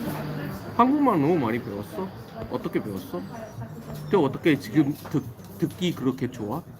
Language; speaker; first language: Korean; non-native, fluent; English